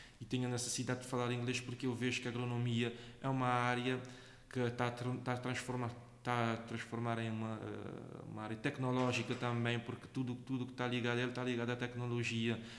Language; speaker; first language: Portuguese; non-native, local second language; Kabuverdianu